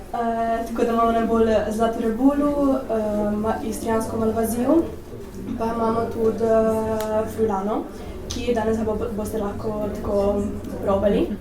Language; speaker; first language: Slovenian; early bilingual, heritage; Italian